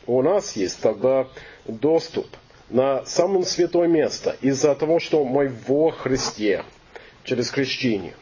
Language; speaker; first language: Russian; non-native, fluent; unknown